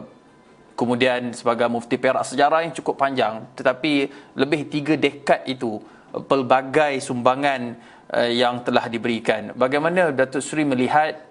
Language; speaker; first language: Malay; native; Malay